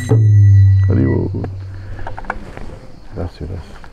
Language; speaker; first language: Italian; non-native, learner; Spanish